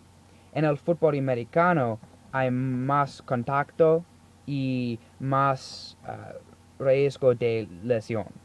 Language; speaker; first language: Spanish; non-native, learner; English